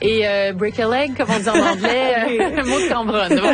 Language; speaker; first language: French; native; French